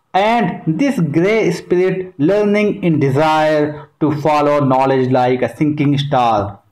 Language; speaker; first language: Hindi; native; Hindi